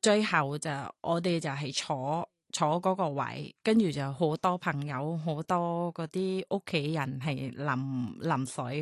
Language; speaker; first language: Cantonese; non-native, learner; Thai